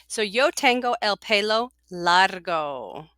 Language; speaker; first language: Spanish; non-native, fluent; English